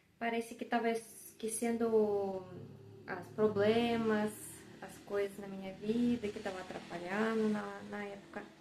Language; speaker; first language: Portuguese; non-native, fluent; Russian